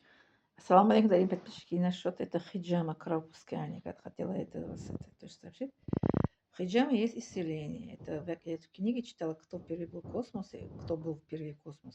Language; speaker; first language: Russian; non-native, learner; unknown